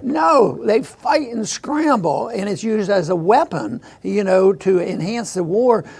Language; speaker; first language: English; native; English